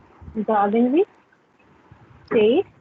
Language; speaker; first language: German; non-native, learner; Hindi